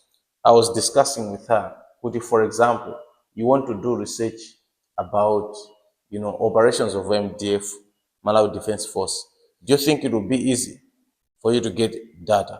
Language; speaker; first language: English; non-native, local second language; Nyanja